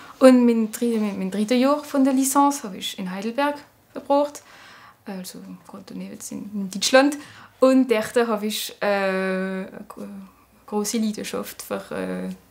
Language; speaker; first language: German; non-native, local second language; French